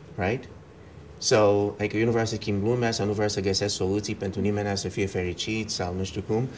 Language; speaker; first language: Romanian; early bilingual, heritage; Romanian